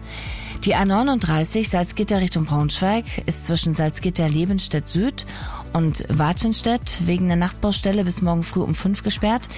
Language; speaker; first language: German; native; German